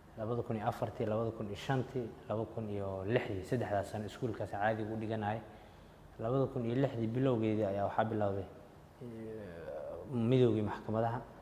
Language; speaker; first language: Somali; native; Somali